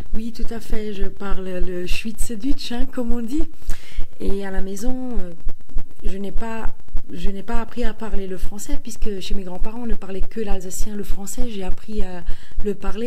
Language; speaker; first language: French; native; French